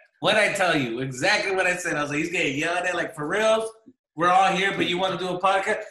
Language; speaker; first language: English; early bilingual, other home language; Spanish